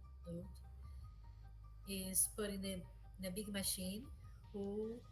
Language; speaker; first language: English; non-native, learner; Portuguese